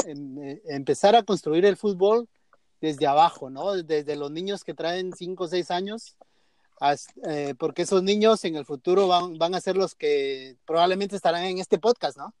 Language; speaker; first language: Spanish; native; Spanish